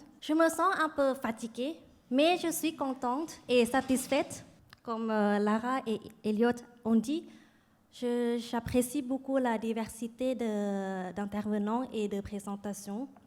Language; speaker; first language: French; non-native, fluent; Thai